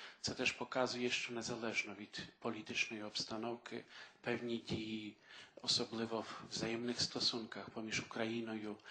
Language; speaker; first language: Ukrainian; early bilingual, heritage; Ukrainian